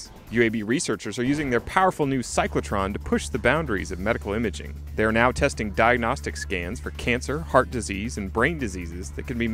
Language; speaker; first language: English; native; English